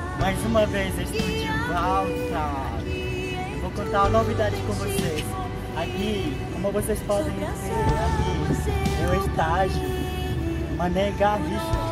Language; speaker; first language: Portuguese; non-native, local second language; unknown